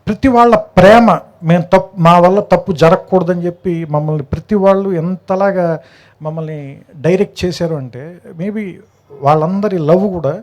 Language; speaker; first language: Telugu; native; Telugu